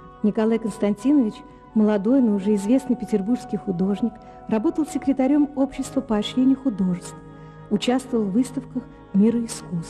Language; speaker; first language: Russian; native; Russian